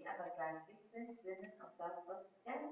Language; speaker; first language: German; non-native, fluent; Russian